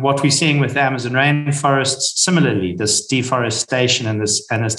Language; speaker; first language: English; native; English